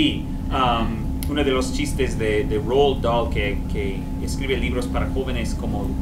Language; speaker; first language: Spanish; non-native, fluent; English